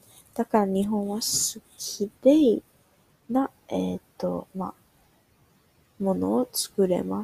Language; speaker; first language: Japanese; non-native, learner; English